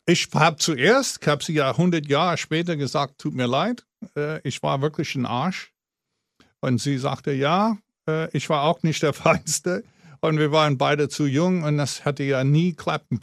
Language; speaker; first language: German; non-native, fluent; English